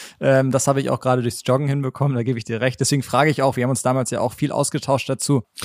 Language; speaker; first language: German; native; German